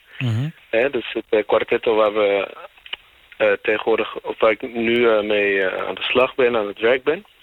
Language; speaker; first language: Dutch; native; Dutch